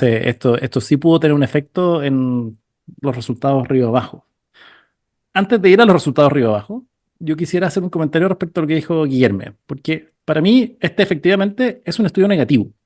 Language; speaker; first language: Spanish; native; Spanish